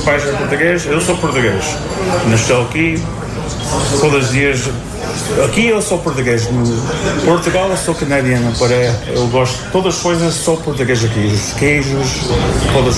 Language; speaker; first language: Portuguese; early bilingual, heritage; Portuguese